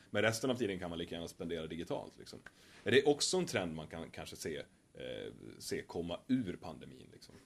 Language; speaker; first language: Swedish; native; Swedish